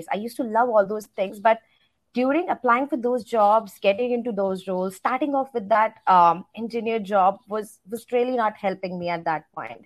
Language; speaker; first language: English; non-native, local second language; Hindi